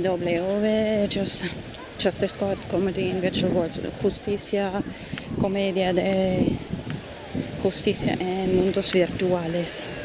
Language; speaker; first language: Spanish; non-native, fluent; German